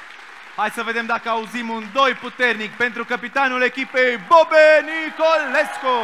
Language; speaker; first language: Romanian; native; Romanian